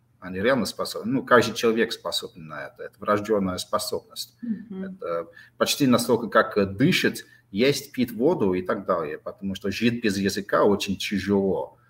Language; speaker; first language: Russian; non-native, fluent; English